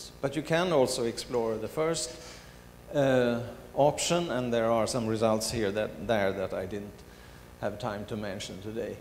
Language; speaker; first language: English; non-native, fluent; Swedish